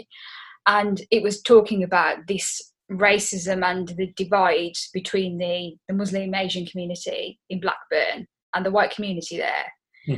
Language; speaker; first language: English; native; English